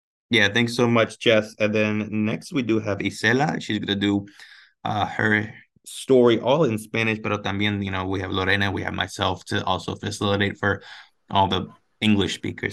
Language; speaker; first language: English; early bilingual, other home language; Spanish